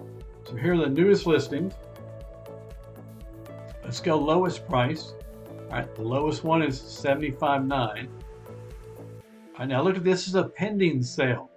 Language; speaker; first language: English; native; English